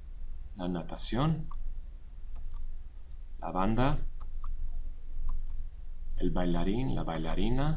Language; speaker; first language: Spanish; non-native, fluent; English